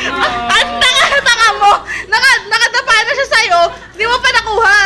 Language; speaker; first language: Filipino; native; Filipino